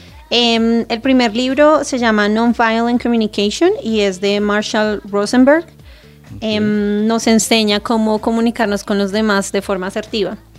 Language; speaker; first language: Spanish; native; Spanish